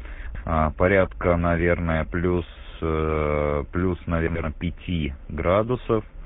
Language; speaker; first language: Russian; native; Russian